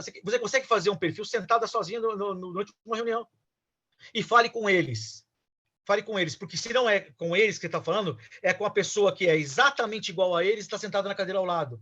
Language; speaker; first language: Portuguese; native; Portuguese